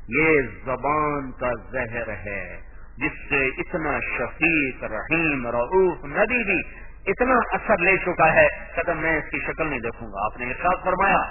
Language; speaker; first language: Urdu; non-native, local second language; Punjabi